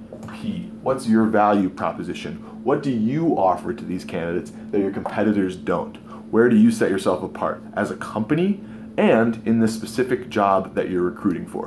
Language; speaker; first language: English; native; English